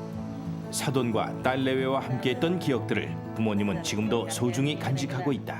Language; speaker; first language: Korean; native; Korean